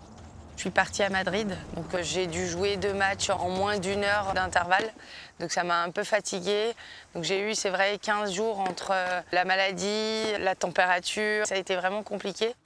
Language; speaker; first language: French; native; French